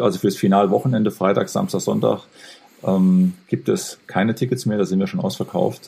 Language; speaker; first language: German; native; German